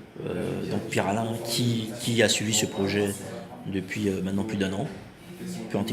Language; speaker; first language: French; native; French